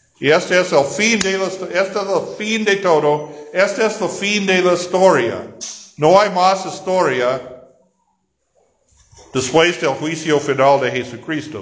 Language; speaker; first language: Spanish; non-native, fluent; English